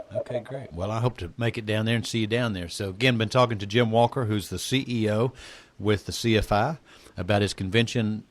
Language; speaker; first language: English; native; English